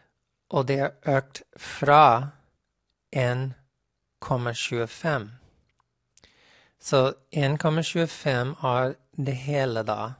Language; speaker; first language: Norwegian; non-native, fluent; English